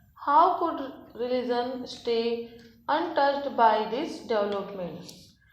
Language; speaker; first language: English; non-native, local second language; Hindi